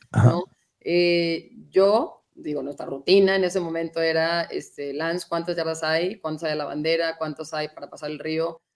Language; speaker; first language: Spanish; native; Spanish